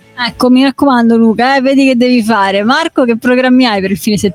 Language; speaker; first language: Italian; native; Italian